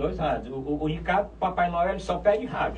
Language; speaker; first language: Portuguese; native; Portuguese